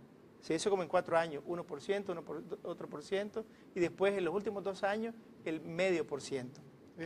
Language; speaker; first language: Spanish; native; Spanish